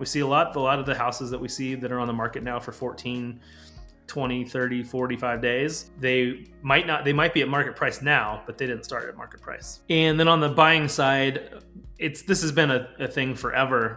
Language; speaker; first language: English; native; English